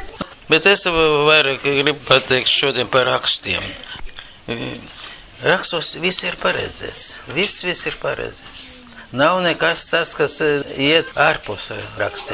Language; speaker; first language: Latvian; non-native, local second language; Russian